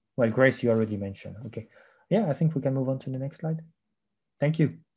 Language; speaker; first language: English; non-native, fluent; French